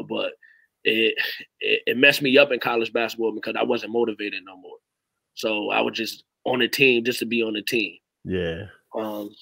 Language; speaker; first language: English; native; English